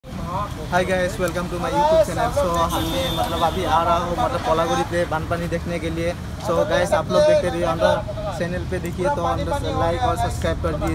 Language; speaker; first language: Hindi; non-native, local second language; Assamese